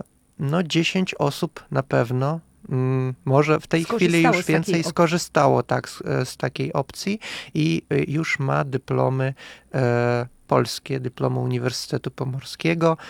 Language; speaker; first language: Polish; non-native, fluent; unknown